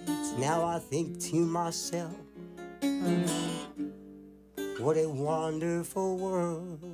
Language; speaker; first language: English; native; English